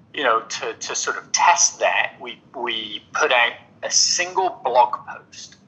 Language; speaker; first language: English; native; English